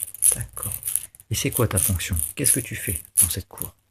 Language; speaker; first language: French; native; French